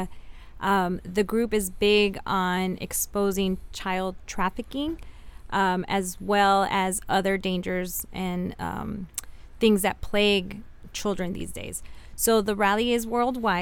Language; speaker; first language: English; early bilingual, other home language; Spanish